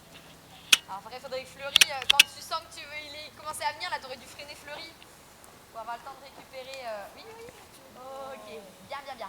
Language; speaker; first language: French; native; French